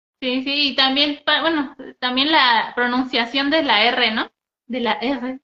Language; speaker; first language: Spanish; native; Spanish